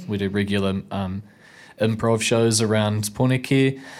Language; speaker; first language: English; native; English